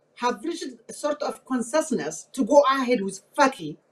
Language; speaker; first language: English; non-native, fluent; Amharic